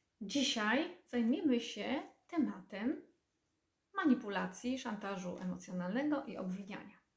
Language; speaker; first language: Polish; native; Polish